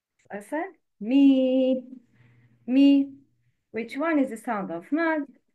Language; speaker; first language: English; non-native, learner; Arabic